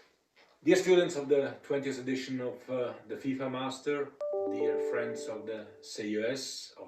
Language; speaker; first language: English; non-native, fluent; Italian